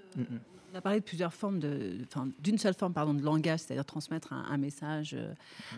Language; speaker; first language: French; native; French